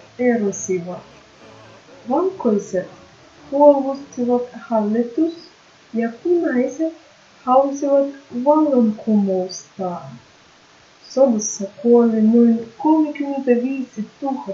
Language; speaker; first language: Finnish; non-native, learner; Russian